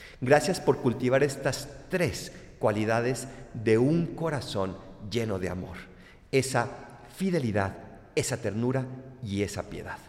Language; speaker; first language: Spanish; native; Spanish